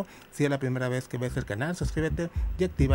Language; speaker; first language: Spanish; native; Spanish